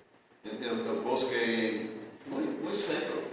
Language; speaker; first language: Spanish; non-native, learner; English